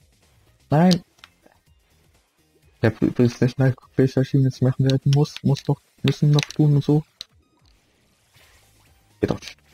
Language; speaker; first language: German; native; German